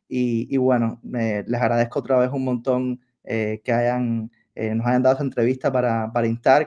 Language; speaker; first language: Spanish; native; Spanish